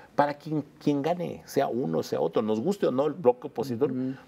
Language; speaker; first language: Spanish; native; Spanish